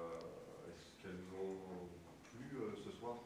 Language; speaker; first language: French; native; French